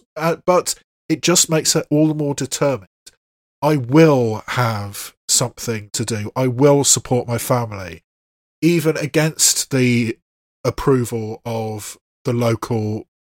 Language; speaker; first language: English; native; English